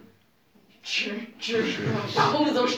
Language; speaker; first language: German; non-native, learner; Chinese